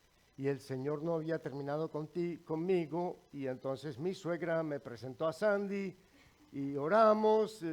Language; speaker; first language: Spanish; native; Spanish